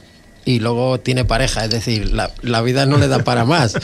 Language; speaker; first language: Spanish; native; Spanish